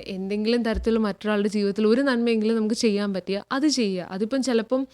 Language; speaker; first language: Malayalam; native; Malayalam